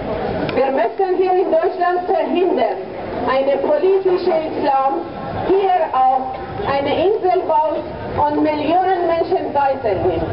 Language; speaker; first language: German; non-native, fluent; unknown